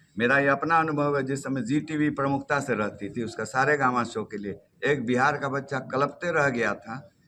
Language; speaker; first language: Hindi; native; Hindi